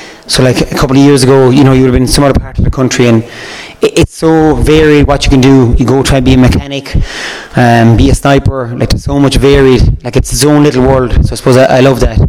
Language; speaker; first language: English; native; English